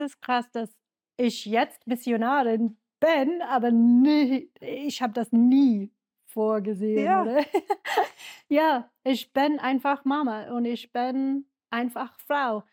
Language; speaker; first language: German; non-native, fluent; English